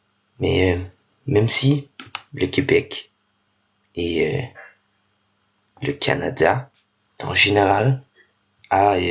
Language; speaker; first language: French; non-native, learner; Danish